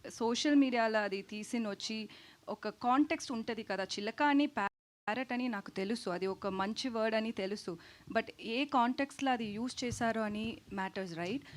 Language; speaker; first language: Telugu; non-native, learner; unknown